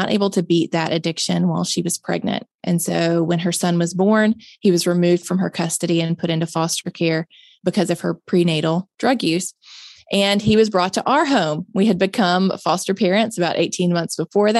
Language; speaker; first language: English; native; English